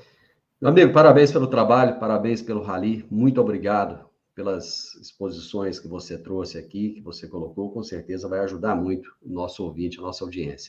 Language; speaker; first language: Portuguese; native; Portuguese